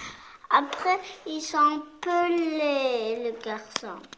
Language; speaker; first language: French; non-native, local second language; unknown